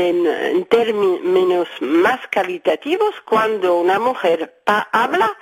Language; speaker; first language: Spanish; early bilingual, heritage; Spanish